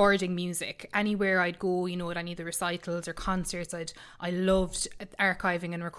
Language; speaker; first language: English; native; English